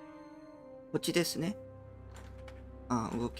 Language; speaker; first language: Japanese; non-native, learner; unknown